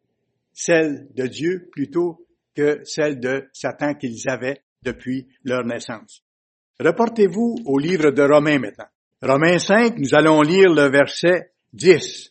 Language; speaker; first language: French; native; French